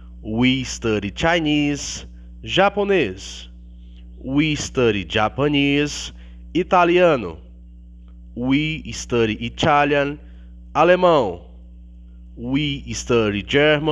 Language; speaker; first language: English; non-native, learner; Portuguese